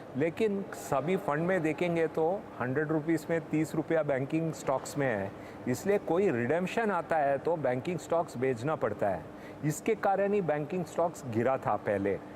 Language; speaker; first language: Hindi; non-native, local second language; Tamil